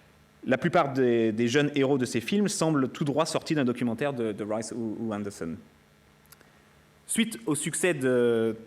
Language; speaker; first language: French; native; French